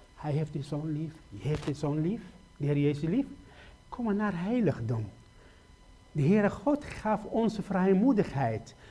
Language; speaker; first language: Dutch; non-native, fluent; Kurdish